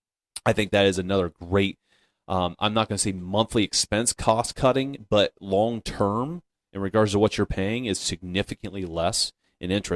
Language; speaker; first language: English; native; English